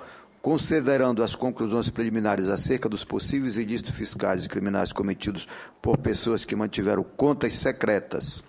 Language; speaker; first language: Portuguese; native; Portuguese